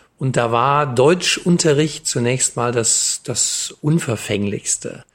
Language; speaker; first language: German; native; German